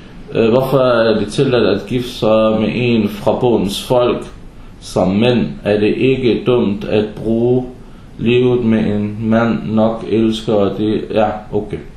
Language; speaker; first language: Danish; non-native, local second language; Arabic